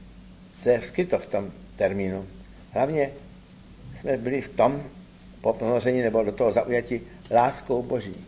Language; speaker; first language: Czech; native; Czech